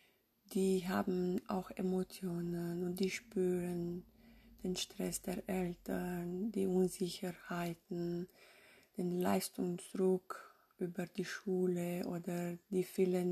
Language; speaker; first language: German; non-native, fluent; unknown